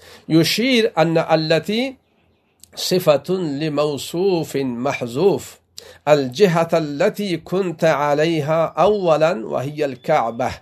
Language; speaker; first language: Arabic; non-native, fluent; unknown